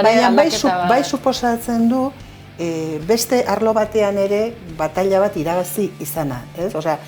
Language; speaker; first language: Basque; native; Basque